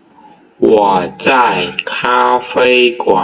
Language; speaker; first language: Chinese; non-native, learner; Khmer